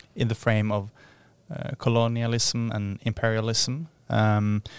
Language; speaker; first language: English; non-native, fluent; Norwegian